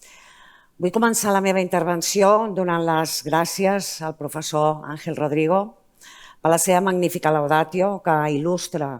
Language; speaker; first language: Catalan; native; Catalan